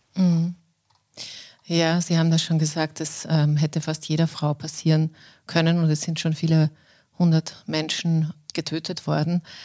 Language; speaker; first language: German; native; German